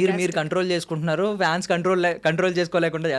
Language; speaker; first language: Telugu; native; Telugu